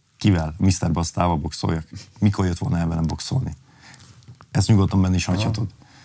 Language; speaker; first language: Hungarian; native; Hungarian